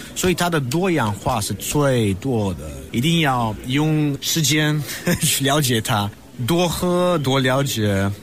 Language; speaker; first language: Chinese; non-native, fluent; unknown